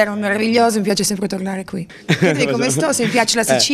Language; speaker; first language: Italian; non-native, fluent; Croatian